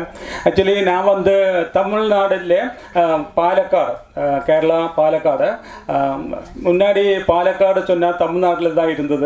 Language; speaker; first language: Tamil; non-native, local second language; Malayalam